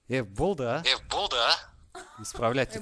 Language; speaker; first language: Russian; native; Russian